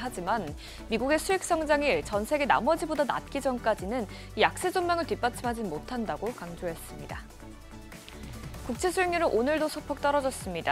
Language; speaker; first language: Korean; native; Korean